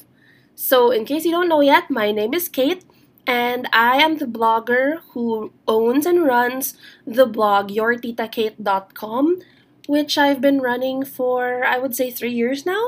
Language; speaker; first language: English; non-native, local second language; Filipino